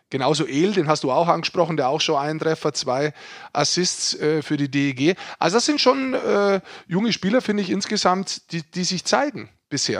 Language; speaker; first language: German; native; German